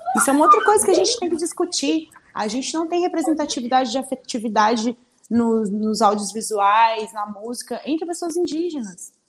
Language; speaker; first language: Portuguese; early bilingual, other home language; Spanish